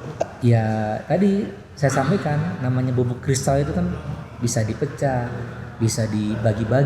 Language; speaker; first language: Indonesian; non-native, local second language; Banjar